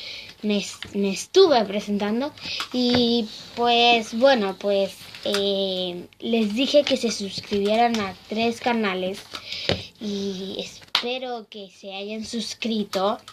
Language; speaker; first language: Spanish; native; Spanish